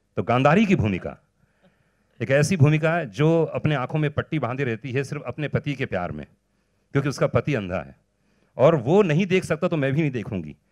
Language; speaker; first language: Hindi; native; Hindi